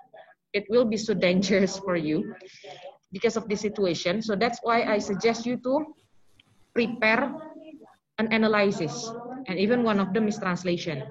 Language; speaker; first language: English; non-native, local second language; Indonesian